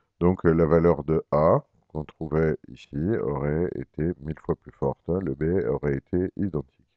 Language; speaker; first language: French; native; French